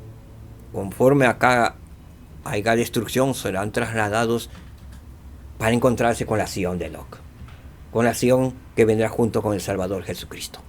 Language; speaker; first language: Spanish; native; Spanish